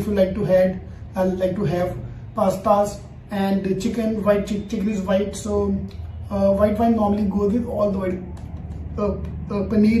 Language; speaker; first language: English; non-native, local second language; Hindi